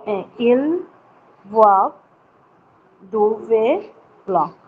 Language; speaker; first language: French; non-native, learner; Bangla